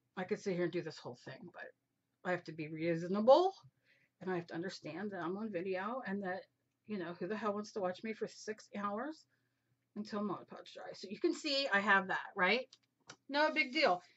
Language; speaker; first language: English; native; English